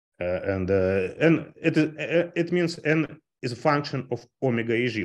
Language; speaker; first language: English; non-native, fluent; Russian